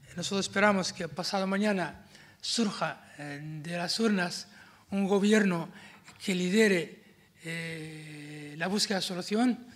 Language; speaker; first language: Spanish; non-native, fluent; Arabic